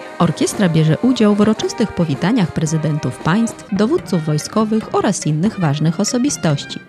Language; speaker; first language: Polish; early bilingual, heritage; Polish